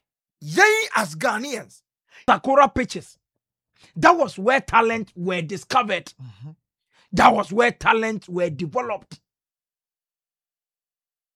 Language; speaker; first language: English; non-native, local second language; Akan